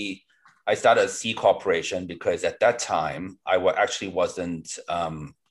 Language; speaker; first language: English; non-native, local second language; Cantonese